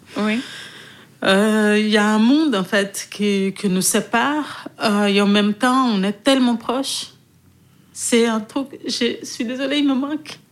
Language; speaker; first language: French; non-native, fluent; Portuguese